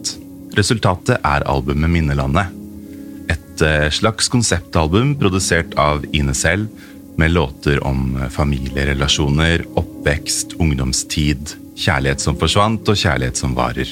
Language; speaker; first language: Norwegian; native; Norwegian